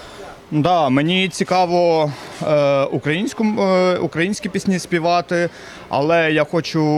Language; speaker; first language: Ukrainian; non-native, local second language; Russian